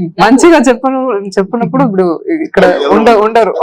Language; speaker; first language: Telugu; non-native, learner; Tamil